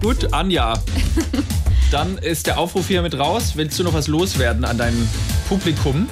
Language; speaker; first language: German; native; German